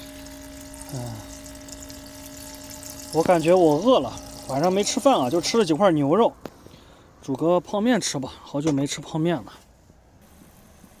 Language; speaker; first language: Chinese; native; Chinese